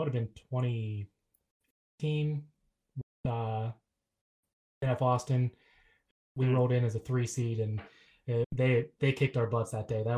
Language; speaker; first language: English; native; English